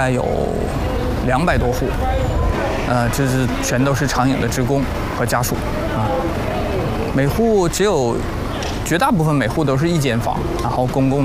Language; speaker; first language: Chinese; native; Chinese